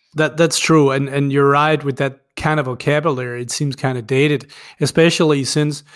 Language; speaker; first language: English; non-native, fluent; Danish